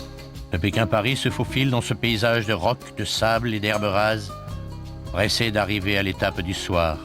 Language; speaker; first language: French; native; French